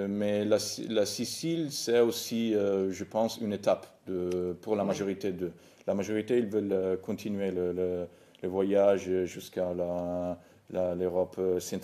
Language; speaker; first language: French; non-native, fluent; Italian